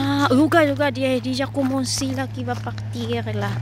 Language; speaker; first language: French; non-native, learner; Filipino